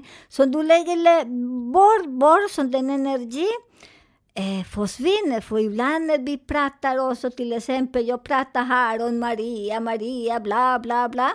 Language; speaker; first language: Swedish; non-native, fluent; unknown